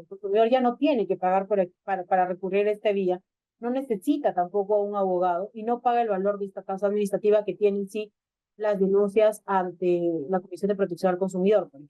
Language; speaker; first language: Spanish; native; Spanish